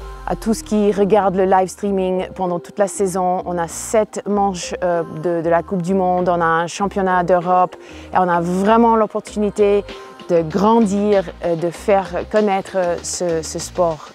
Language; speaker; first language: French; non-native, fluent; English